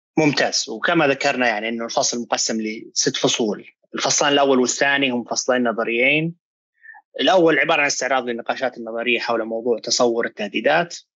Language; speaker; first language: Arabic; native; Arabic